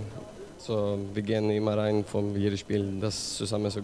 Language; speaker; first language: German; non-native, learner; Swedish